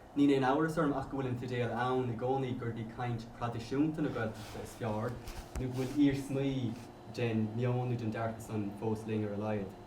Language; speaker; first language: Irish; native; Irish